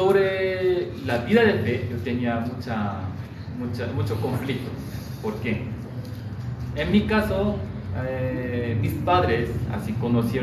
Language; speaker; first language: Spanish; non-native, fluent; Korean